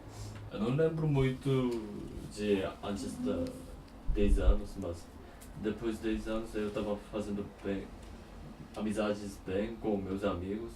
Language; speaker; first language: Portuguese; non-native, fluent; Korean